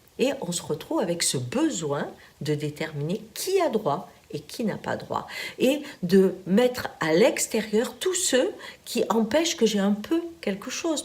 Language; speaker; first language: French; native; French